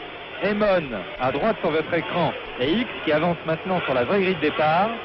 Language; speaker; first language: French; native; French